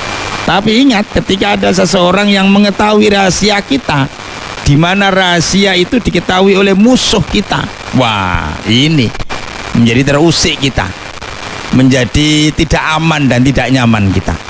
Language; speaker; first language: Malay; non-native, local second language; Javanese